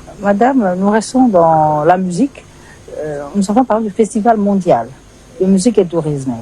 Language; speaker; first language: French; non-native, local second language; Lingala